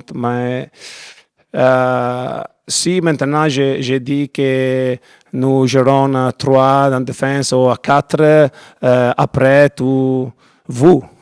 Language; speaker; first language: French; non-native, learner; Italian